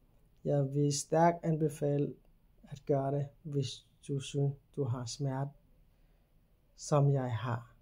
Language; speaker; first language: Danish; non-native, learner; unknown